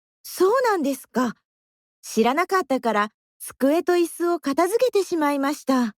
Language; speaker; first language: Japanese; non-native, learner; Indonesian